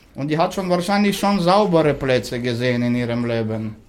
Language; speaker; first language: German; non-native, fluent; Russian